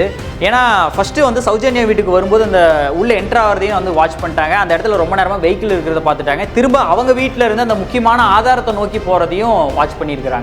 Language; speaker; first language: Tamil; native; Tamil